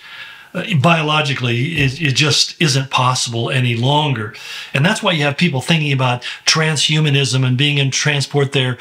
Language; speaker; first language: English; native; English